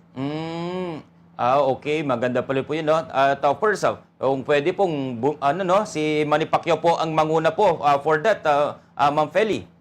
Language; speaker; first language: Filipino; non-native, local second language; Pangasinan